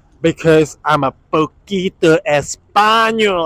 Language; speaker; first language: Spanish; non-native, learner; Korean